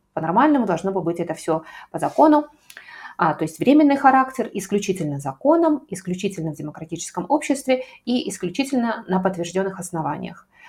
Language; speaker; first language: Russian; native; Russian